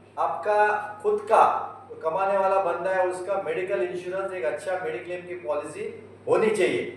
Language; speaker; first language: Hindi; non-native, local second language; Marathi